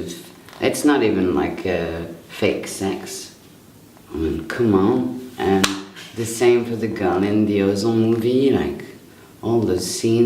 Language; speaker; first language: English; non-native, fluent; French